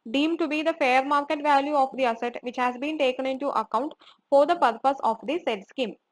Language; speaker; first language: English; non-native, local second language; Malayalam